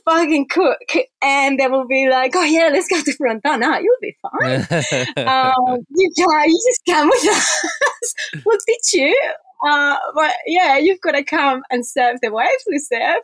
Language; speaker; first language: English; non-native, fluent; Spanish